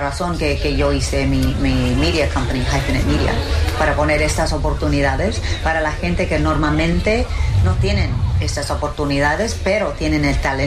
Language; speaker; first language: Spanish; early bilingual, heritage; English